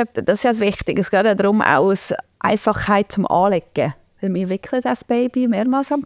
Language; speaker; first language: German; native; German